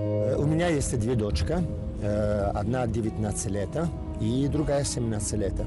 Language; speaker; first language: Russian; non-native, learner; Italian